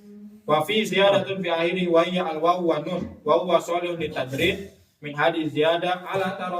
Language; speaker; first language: Arabic; non-native, fluent; Indonesian